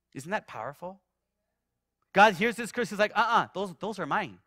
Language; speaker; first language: English; native; English